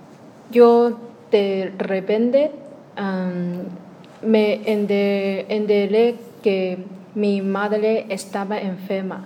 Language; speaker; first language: Spanish; non-native, learner; Chinese